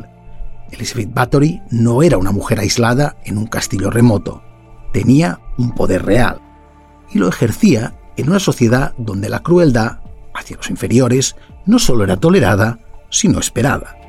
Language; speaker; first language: Spanish; native; Spanish